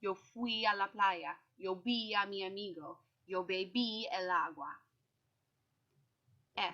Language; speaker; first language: Spanish; non-native, fluent; English